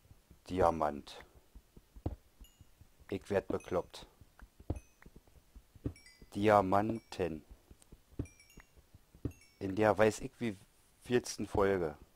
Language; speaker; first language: German; native; German